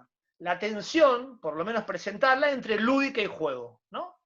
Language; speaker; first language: Spanish; native; Spanish